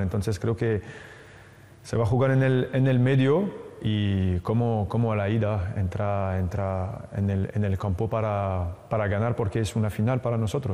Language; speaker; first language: Spanish; non-native, fluent; French